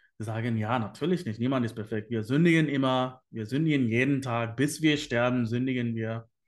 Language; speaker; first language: German; non-native, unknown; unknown